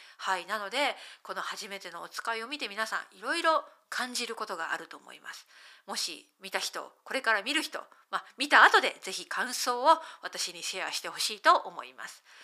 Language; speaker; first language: Japanese; native; Japanese